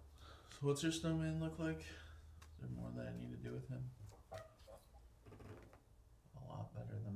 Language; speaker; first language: English; native; English